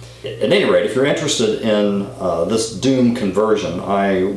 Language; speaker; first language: English; native; English